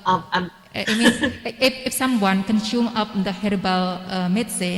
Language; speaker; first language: English; non-native, learner; Indonesian